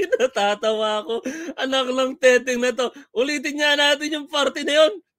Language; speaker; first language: Filipino; native; Filipino